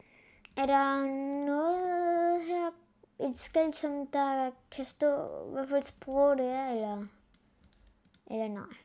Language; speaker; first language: Danish; early bilingual, other home language; Spanish